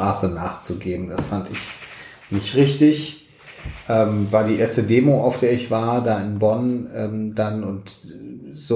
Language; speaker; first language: German; native; German